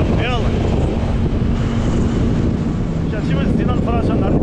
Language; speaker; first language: Arabic; native; Arabic